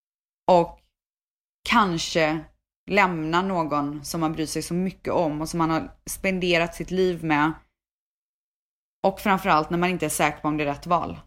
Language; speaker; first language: Swedish; native; Swedish